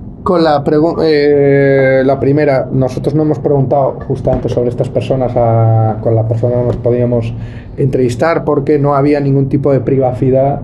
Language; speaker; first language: Spanish; native; Spanish